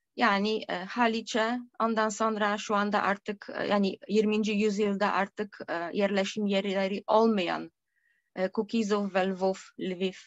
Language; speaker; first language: Turkish; non-native, fluent; Polish